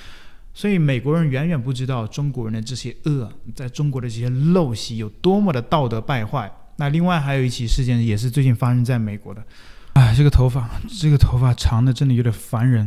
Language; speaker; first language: Chinese; native; Chinese